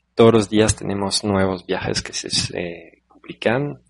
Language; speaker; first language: Spanish; non-native, fluent; French